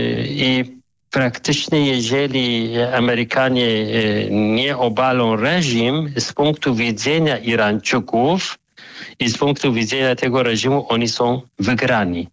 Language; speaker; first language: Polish; non-native, fluent; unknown